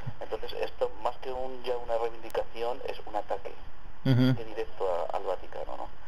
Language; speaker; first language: Spanish; native; Spanish